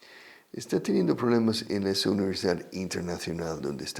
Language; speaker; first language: Spanish; non-native, fluent; English